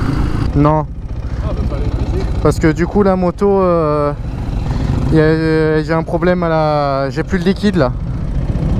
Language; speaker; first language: French; native; French